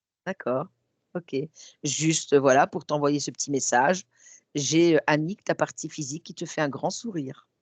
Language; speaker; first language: French; native; French